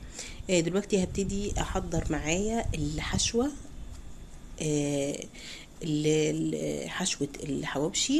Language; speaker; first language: Arabic; native; Arabic